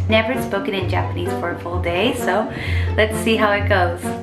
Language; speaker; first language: English; native; English